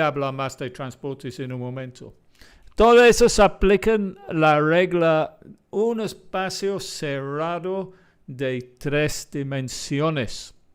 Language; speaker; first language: Spanish; non-native, fluent; English